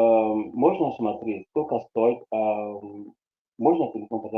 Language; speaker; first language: Russian; non-native, learner; English